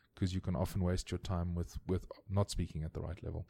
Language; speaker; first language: English; native; English